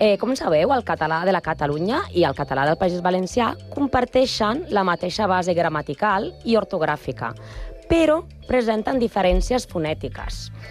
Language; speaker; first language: Catalan; non-native, learner; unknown